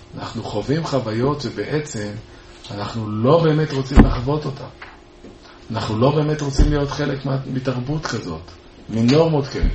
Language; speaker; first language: Hebrew; native; Hebrew